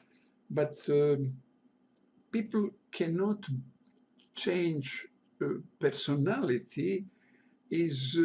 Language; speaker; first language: English; non-native, learner; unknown